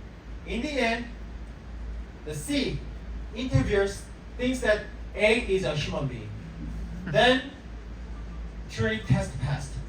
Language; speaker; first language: English; non-native, fluent; Korean